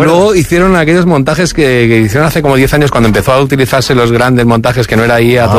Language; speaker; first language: Spanish; native; Spanish